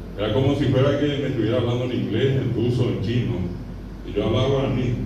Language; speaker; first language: Spanish; non-native, local second language; Guarani